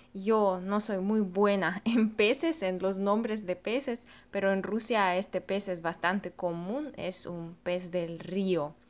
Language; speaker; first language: Spanish; non-native, fluent; Russian